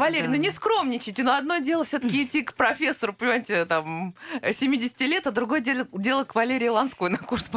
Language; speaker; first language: Russian; native; Russian